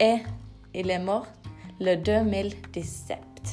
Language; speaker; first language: French; non-native, learner; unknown